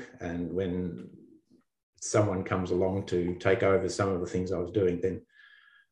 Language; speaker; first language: English; native; English